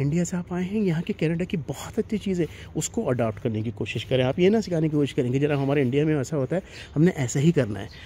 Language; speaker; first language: Hindi; native; Hindi